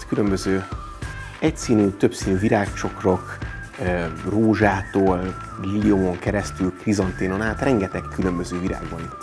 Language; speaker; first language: Hungarian; native; Hungarian